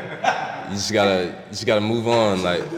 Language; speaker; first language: English; native; English